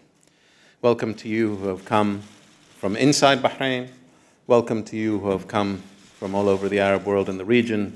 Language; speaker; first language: English; non-native, fluent; Arabic